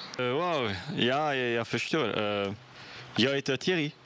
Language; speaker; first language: Swedish; non-native, fluent; French